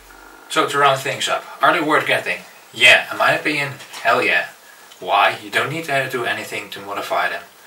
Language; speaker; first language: English; non-native, fluent; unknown